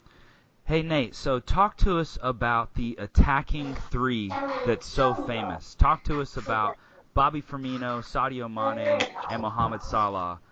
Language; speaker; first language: English; native; English